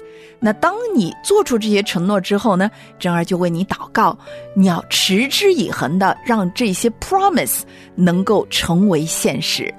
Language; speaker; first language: Chinese; native; Chinese